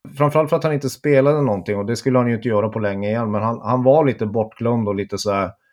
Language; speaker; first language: Swedish; native; Swedish